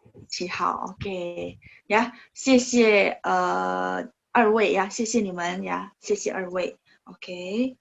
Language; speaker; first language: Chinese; non-native, fluent; Indonesian